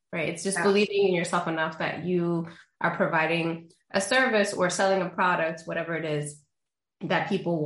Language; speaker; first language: English; early bilingual, other home language; Spanish